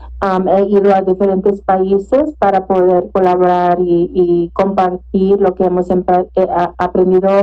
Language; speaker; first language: Spanish; early bilingual, heritage; Spanish